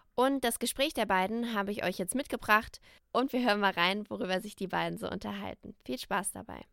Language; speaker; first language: German; native; German